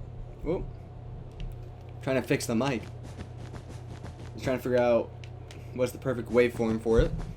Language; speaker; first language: English; native; English